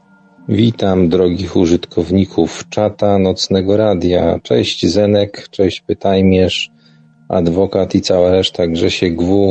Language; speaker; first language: Polish; native; Polish